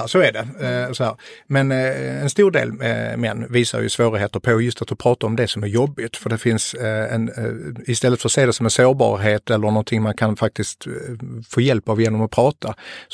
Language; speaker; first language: Swedish; native; Swedish